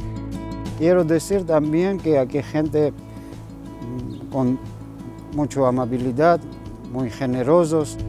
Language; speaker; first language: Spanish; non-native, fluent; Georgian